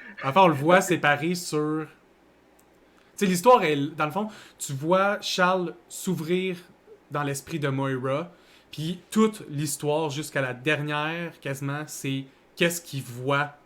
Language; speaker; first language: French; native; French